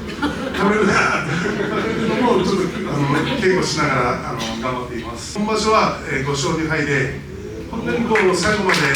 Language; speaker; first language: Japanese; native; Japanese